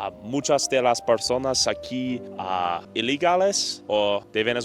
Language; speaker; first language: Spanish; non-native, learner; English